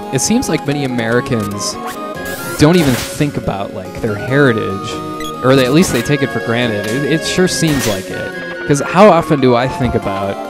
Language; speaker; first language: English; native; English